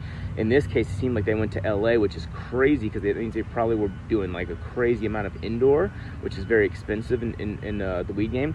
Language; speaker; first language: English; native; English